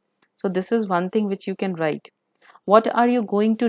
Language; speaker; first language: English; non-native, local second language; Hindi